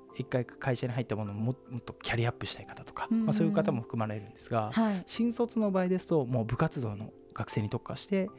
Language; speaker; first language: Japanese; native; Japanese